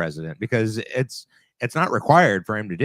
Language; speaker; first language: English; native; English